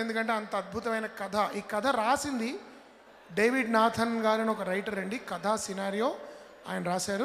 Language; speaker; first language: Telugu; native; Telugu